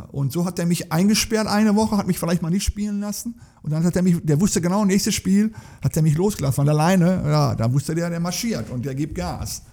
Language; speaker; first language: German; native; German